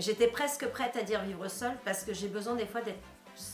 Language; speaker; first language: French; native; French